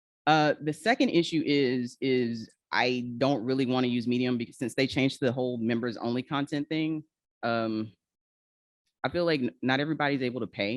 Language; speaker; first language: English; native; English